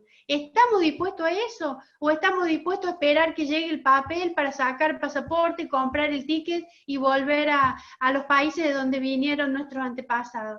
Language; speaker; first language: Spanish; native; Spanish